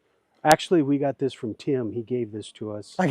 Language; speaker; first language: English; native; English